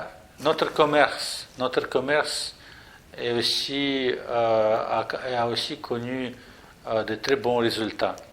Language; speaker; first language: French; non-native, fluent; Russian